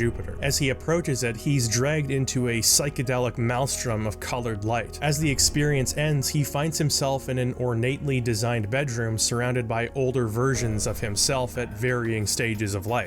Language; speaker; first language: English; native; English